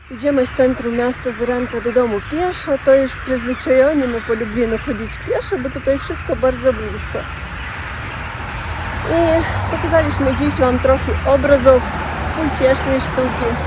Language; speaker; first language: Polish; non-native, learner; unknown